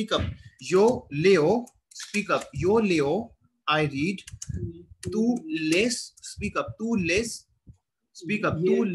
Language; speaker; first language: Spanish; non-native, fluent; Hindi